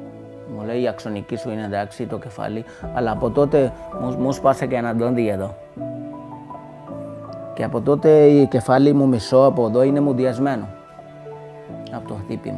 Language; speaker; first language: Greek; non-native, fluent; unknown